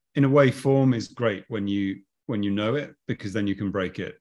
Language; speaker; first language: English; native; English